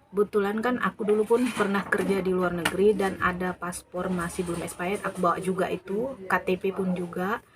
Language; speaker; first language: Indonesian; native; Indonesian